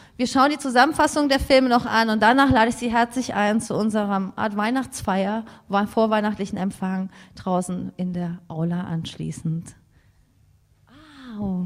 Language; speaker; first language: German; native; German